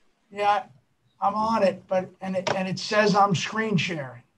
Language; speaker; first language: English; native; English